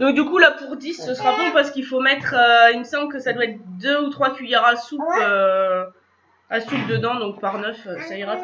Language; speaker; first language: French; native; French